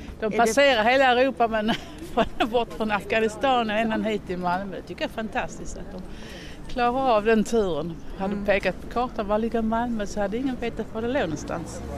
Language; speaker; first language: Swedish; native; Swedish